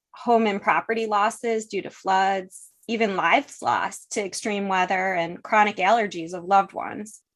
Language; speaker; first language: English; native; English